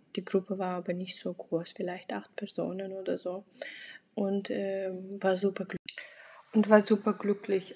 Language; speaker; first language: German; non-native, fluent; Russian